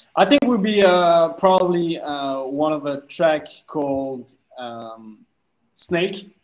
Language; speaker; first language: English; non-native, fluent; French